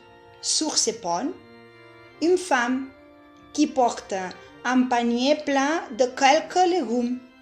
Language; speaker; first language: French; non-native, learner; Catalan